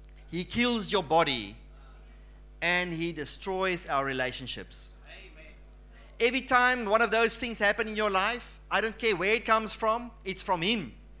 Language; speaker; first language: English; non-native, local second language; Afrikaans